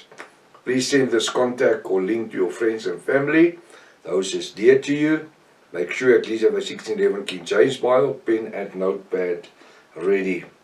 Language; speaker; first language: English; non-native, local second language; Afrikaans